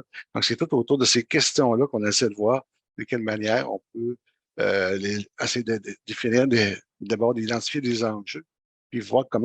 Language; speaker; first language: French; native; French